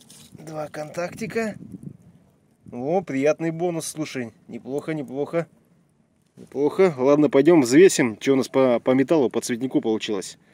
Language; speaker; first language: Russian; native; Russian